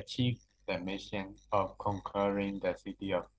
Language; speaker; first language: English; non-native, learner; Burmese